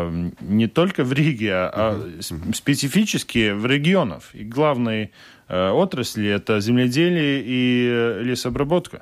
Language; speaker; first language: Russian; non-native, local second language; Latvian